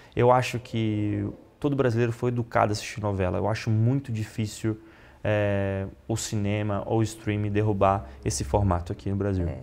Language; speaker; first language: Portuguese; non-native, fluent; Italian